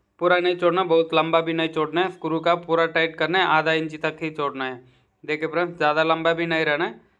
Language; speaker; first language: Hindi; non-native, local second language; Tamil